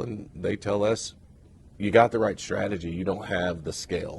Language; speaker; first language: English; native; English